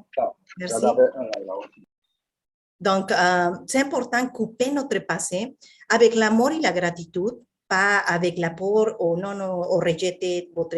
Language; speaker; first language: French; non-native, fluent; Spanish